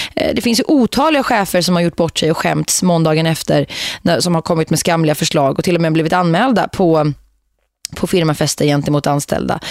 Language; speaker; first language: Swedish; native; Swedish